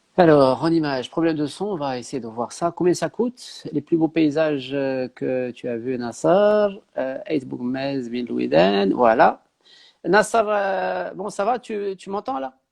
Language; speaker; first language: French; non-native, local second language; Arabic